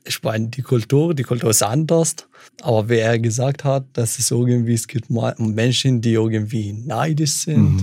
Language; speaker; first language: German; non-native, fluent; Arabic